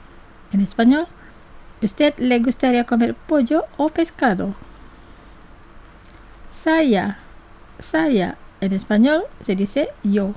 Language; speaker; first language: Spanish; non-native, fluent; Indonesian